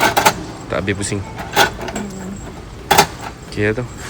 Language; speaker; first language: Malay; native; Malay